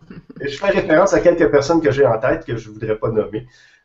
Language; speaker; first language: French; native; French